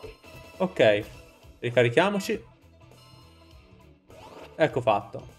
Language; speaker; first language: Italian; native; Italian